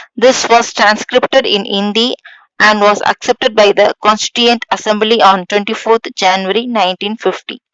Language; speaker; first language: English; non-native, local second language; Tamil